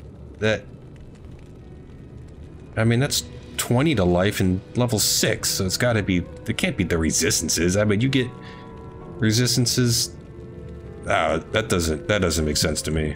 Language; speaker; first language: English; native; English